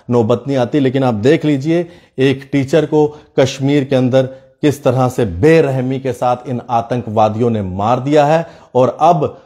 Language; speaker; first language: Hindi; native; Hindi